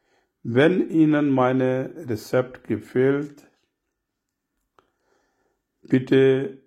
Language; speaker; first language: German; non-native, learner; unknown